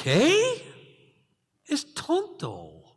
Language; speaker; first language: Spanish; non-native, learner; English